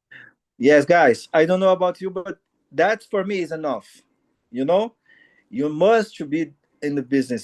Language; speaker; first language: English; non-native, learner; Portuguese